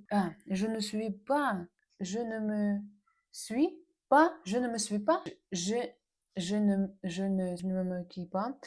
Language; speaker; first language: French; non-native, learner; Russian